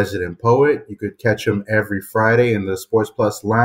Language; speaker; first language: English; native; English